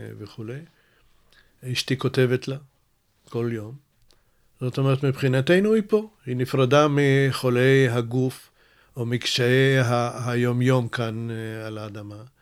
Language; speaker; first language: Hebrew; early bilingual, other home language; Russian